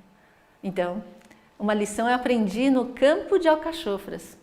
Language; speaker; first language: Portuguese; native; Portuguese